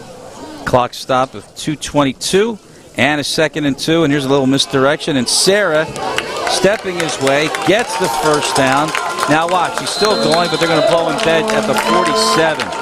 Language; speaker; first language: English; native; English